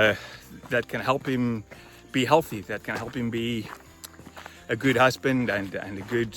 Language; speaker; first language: English; non-native, local second language; Afrikaans